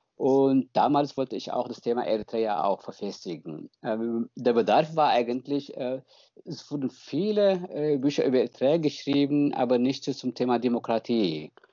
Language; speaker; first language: German; non-native, fluent; Tigrinya